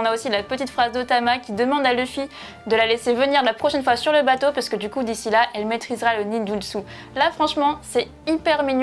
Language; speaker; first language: French; native; French